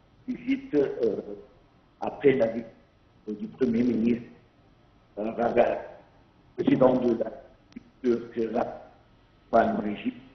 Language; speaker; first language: French; non-native, learner; Arabic